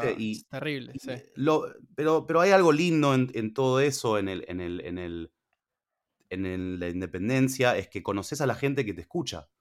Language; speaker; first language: Spanish; early bilingual, other home language; English